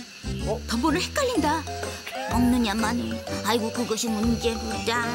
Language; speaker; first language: Korean; native; Korean